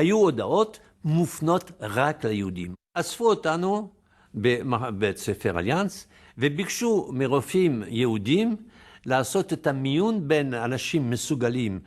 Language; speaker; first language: Hebrew; non-native, fluent; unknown